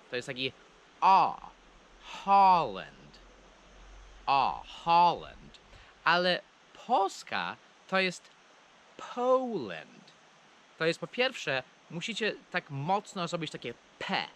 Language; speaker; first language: Polish; non-native, fluent; English